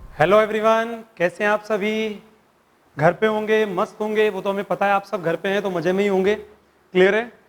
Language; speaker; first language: Hindi; native; Hindi